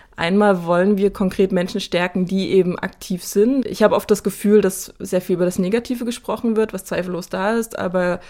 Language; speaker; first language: German; native; German